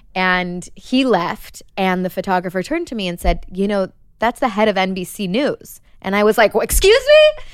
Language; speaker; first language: English; native; English